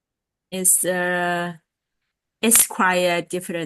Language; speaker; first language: English; non-native, learner; Vietnamese